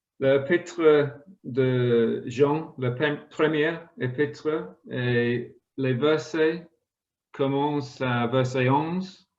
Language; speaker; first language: French; non-native, fluent; English